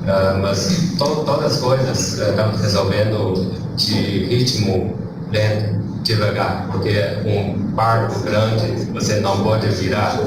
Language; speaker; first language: Portuguese; non-native, learner; Chinese